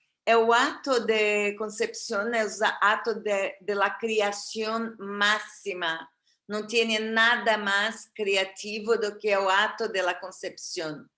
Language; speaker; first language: Spanish; non-native, fluent; Portuguese